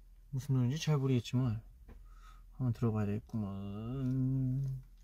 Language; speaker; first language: Korean; early bilingual, heritage; Korean